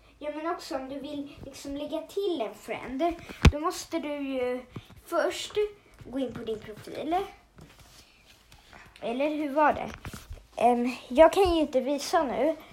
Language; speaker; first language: Swedish; native; Swedish